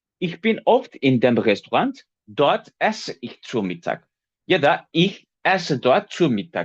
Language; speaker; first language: German; non-native, fluent; Turkish